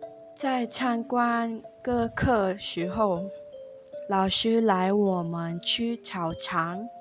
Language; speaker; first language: Chinese; non-native, local second language; Malay